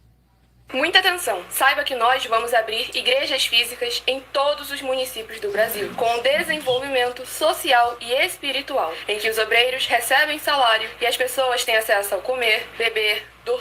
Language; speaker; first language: Portuguese; native; Portuguese